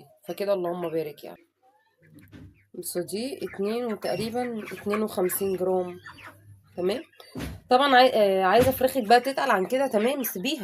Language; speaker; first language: Arabic; native; Arabic